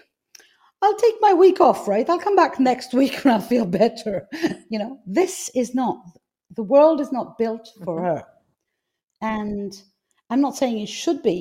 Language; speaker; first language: English; non-native, fluent; Greek